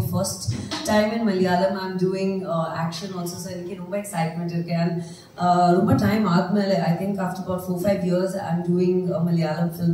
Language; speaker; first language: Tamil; non-native, learner; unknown